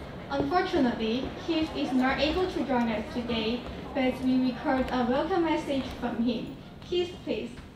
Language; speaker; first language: English; non-native, local second language; Cantonese